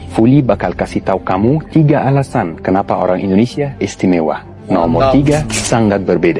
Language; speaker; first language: Indonesian; non-native, fluent; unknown